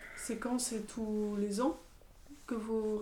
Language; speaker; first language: French; native; French